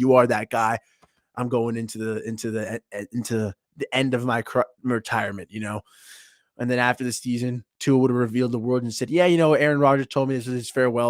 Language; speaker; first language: English; native; English